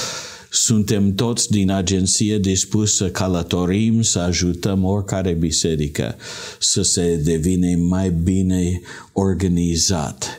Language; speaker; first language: Romanian; non-native, learner; English